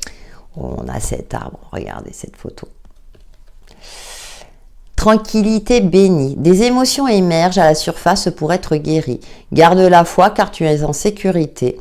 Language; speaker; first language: French; native; French